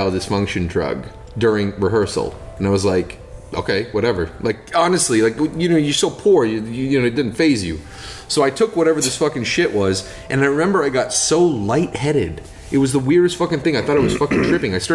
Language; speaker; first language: English; native; English